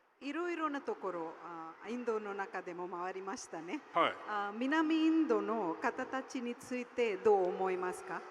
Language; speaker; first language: Japanese; non-native, fluent; Tamil